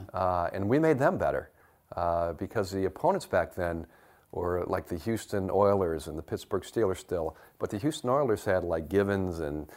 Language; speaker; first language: English; native; English